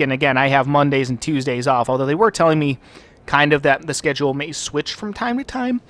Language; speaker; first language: English; native; English